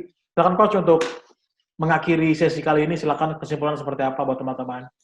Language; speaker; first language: Indonesian; native; Indonesian